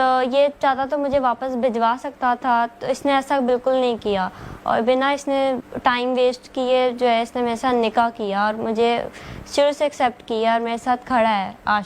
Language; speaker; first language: Urdu; native; Urdu